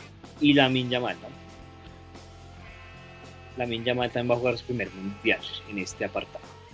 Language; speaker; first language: Spanish; native; Spanish